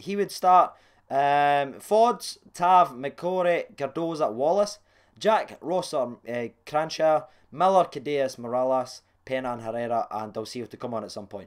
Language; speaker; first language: English; native; English